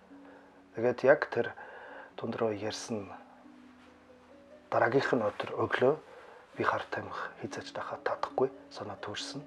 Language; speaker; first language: Mongolian; non-native, learner; German